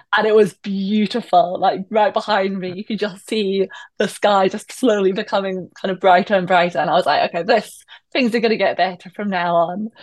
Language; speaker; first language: English; native; English